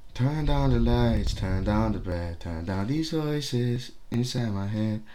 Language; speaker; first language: English; native; English